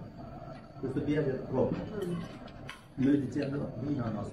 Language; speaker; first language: Italian; non-native, learner; Bangla